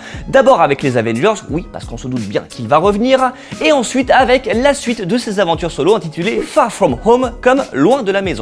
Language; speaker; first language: French; native; French